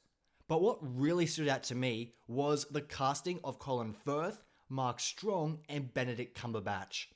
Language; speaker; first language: English; native; English